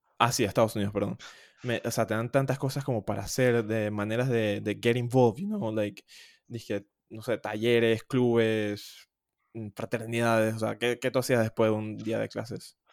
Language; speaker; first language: Spanish; native; Spanish